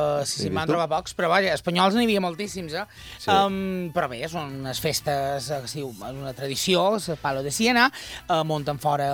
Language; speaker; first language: Catalan; native; Catalan